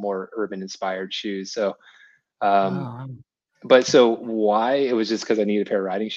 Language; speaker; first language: English; native; English